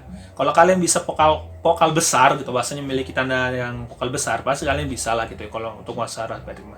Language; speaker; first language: Indonesian; native; Indonesian